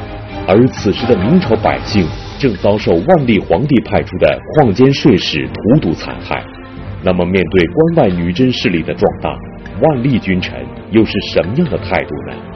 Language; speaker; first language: Chinese; native; Chinese